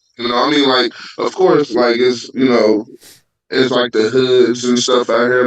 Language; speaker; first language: English; native; English